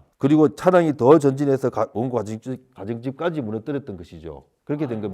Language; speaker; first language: Korean; native; Korean